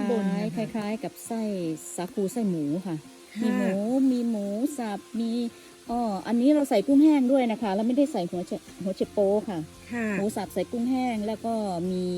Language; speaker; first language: Thai; native; Thai